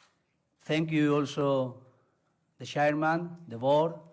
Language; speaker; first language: English; non-native, learner; Spanish